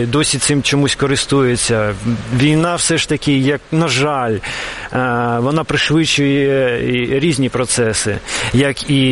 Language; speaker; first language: Ukrainian; non-native, local second language; Russian